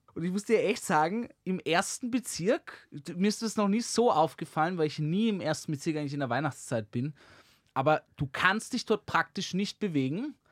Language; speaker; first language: German; native; German